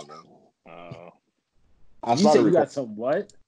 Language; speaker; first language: English; native; English